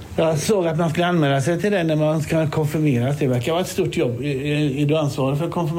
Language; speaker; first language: Swedish; native; Swedish